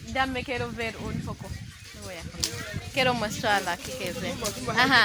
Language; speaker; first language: Spanish; non-native, learner; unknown